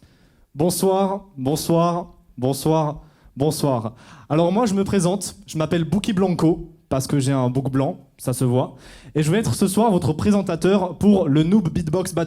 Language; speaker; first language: French; native; French